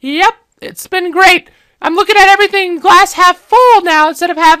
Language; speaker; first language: English; native; English